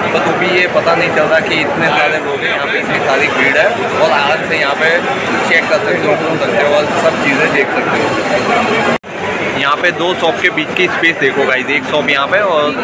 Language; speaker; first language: Hindi; non-native, local second language; Gujarati